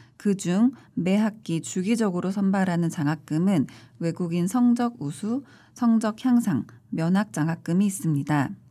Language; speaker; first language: Korean; native; Korean